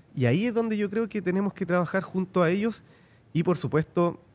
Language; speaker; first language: Spanish; native; Spanish